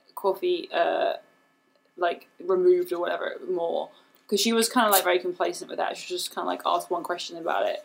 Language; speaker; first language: English; native; English